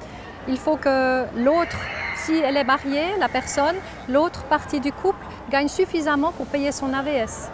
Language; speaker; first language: French; native; French